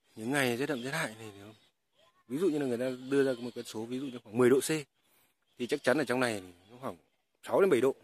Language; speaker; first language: Vietnamese; non-native, local second language; Tày